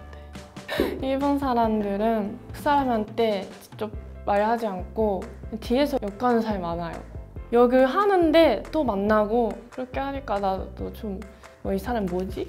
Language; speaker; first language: Korean; non-native, fluent; Japanese